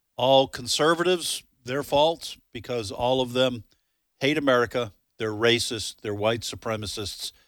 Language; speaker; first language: English; native; English